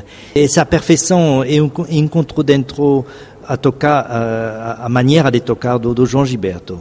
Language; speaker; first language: Portuguese; non-native, fluent; French